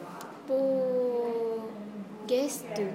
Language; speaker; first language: German; non-native, learner; Japanese